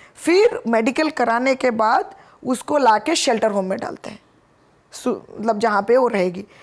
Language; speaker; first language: Hindi; non-native, local second language; Bangla